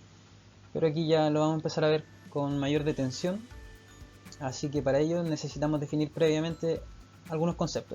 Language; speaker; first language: Spanish; native; Spanish